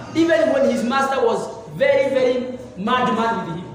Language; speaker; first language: English; non-native, local second language; Swahili